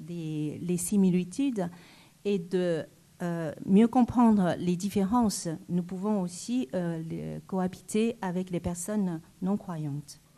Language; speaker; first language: French; non-native, fluent; Chinese